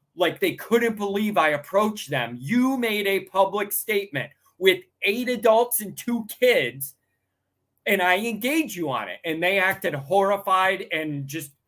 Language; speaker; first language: English; native; English